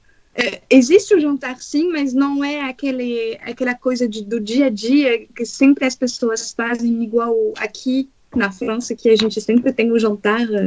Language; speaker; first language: Portuguese; non-native, fluent; French